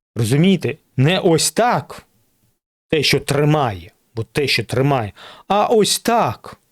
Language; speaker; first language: Ukrainian; non-native, local second language; Russian